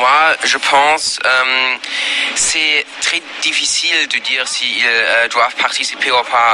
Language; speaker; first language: French; non-native, learner; German